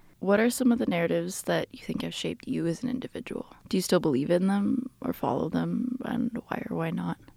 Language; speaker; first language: English; early bilingual, other home language; Portuguese